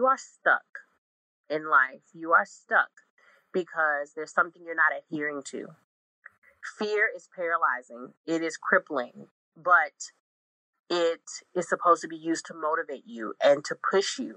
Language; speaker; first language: English; native; English